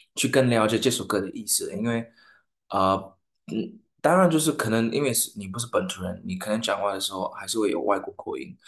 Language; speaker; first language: Chinese; non-native, fluent; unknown